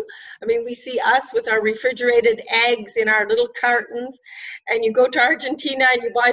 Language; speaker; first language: English; native; English